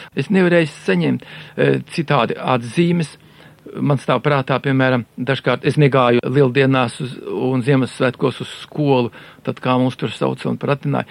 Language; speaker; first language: Latvian; native; Latvian